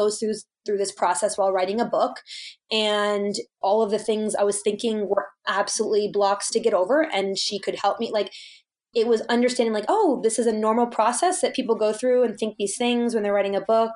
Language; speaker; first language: English; native; English